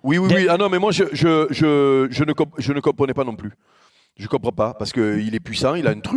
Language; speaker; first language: French; native; French